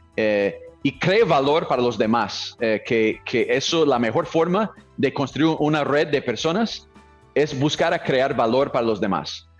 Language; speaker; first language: Spanish; non-native, fluent; English